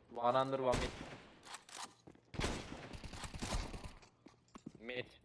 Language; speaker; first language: English; non-native, learner; Turkish